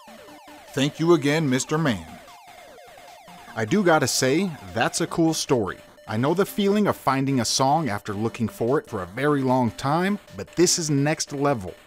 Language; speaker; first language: English; native; English